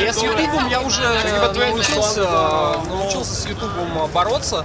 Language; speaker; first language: Russian; native; Russian